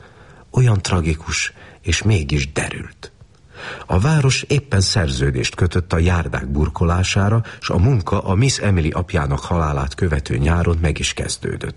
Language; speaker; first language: Hungarian; native; Hungarian